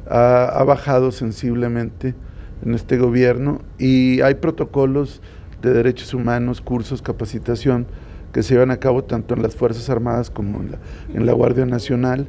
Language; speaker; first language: Spanish; native; Spanish